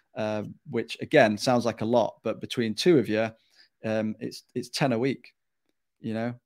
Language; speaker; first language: English; native; English